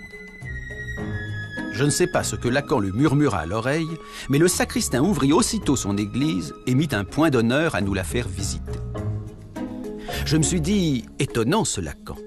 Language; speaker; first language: French; native; French